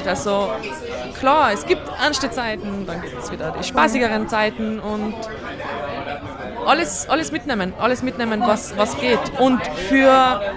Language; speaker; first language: German; native; German